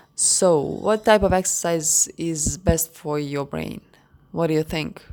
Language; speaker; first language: English; non-native, fluent; Croatian